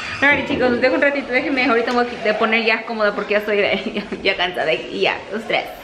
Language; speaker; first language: Spanish; early bilingual, heritage; Spanish